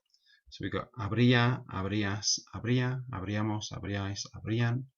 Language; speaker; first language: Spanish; non-native, fluent; English